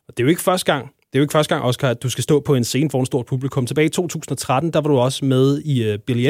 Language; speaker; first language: Danish; native; Danish